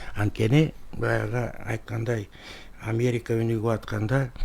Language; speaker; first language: Russian; non-native, local second language; Kyrgyz